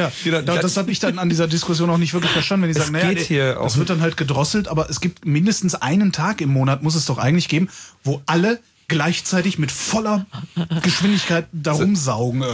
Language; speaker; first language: German; native; German